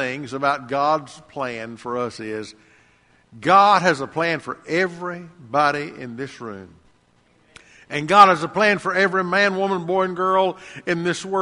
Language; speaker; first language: English; native; English